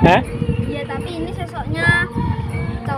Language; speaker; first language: Indonesian; non-native, local second language; Javanese